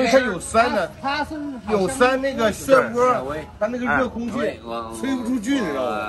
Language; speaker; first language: Chinese; native; Chinese